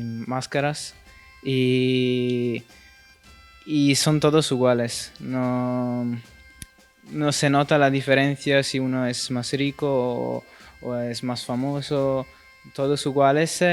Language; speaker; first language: Spanish; non-native, fluent; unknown